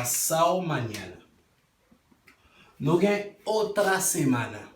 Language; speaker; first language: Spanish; non-native, fluent; Haitian Creole